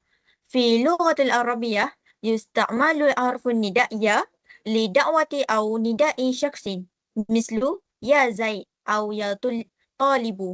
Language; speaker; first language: Arabic; non-native, learner; Malay